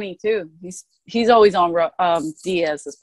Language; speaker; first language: English; native; English